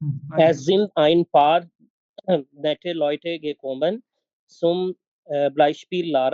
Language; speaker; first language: German; non-native, learner; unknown